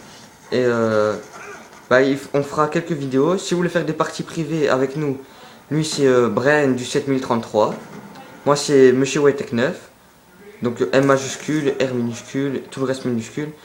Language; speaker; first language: French; native; French